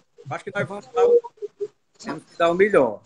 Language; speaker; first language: Portuguese; native; Portuguese